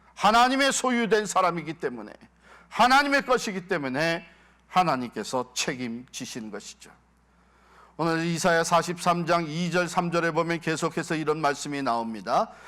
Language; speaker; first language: Korean; native; Korean